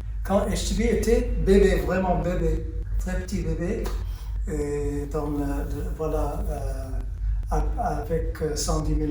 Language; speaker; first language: French; early bilingual, heritage; French